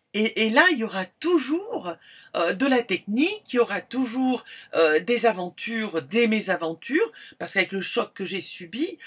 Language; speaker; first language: French; native; French